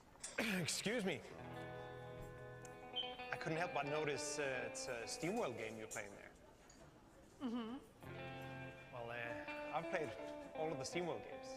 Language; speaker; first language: English; non-native, fluent; Swedish